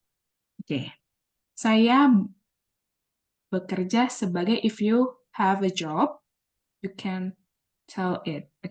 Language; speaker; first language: English; non-native, learner; Indonesian